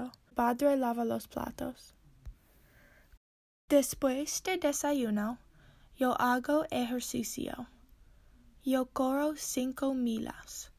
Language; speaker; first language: Spanish; non-native, learner; English